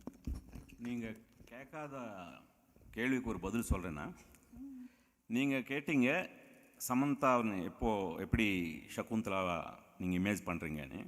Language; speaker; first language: Tamil; non-native, local second language; Telugu